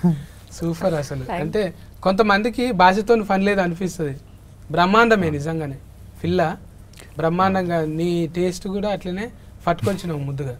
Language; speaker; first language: Telugu; native; Telugu